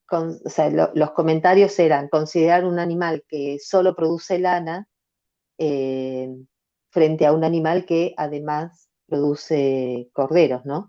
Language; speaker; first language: Spanish; native; Spanish